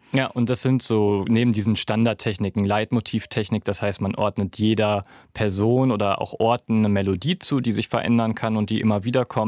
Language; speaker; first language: German; native; German